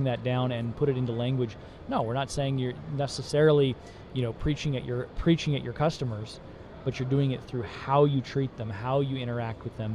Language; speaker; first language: English; native; English